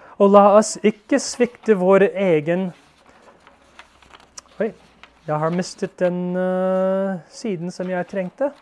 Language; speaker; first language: Norwegian; non-native, fluent; English